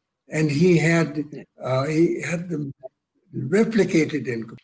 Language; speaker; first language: English; non-native, local second language; Punjabi